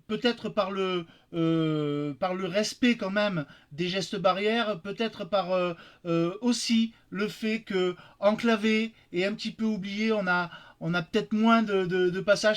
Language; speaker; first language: French; native; French